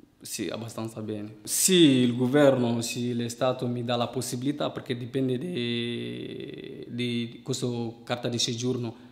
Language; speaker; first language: Italian; non-native, learner; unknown